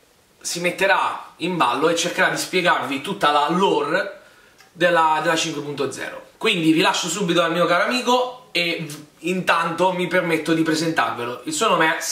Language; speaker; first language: Italian; native; Italian